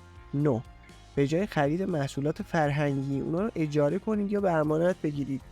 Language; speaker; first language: Persian; native; Persian